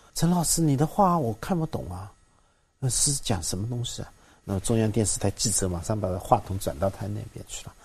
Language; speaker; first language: Chinese; native; Chinese